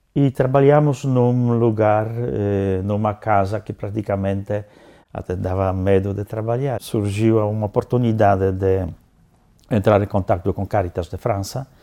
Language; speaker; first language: Portuguese; non-native, fluent; Polish